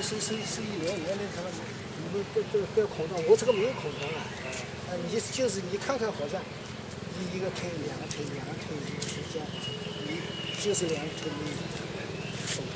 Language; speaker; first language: Chinese; native; Chinese